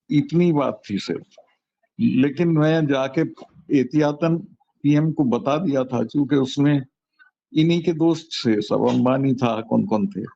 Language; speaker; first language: Hindi; native; Hindi